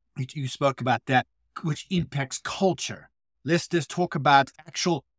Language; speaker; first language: English; native; English